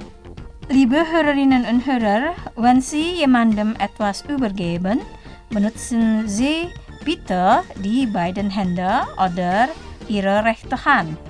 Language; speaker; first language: German; non-native, fluent; Indonesian